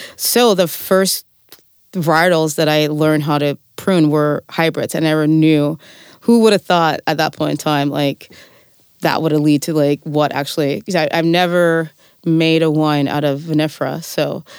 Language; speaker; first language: English; native; English